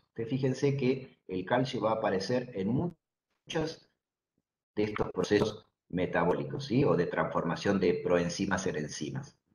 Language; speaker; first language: Spanish; native; Spanish